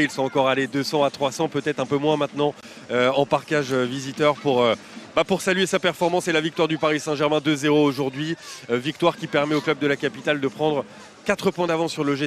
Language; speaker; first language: French; native; French